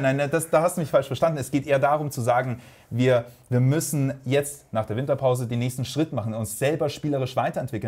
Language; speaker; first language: German; native; German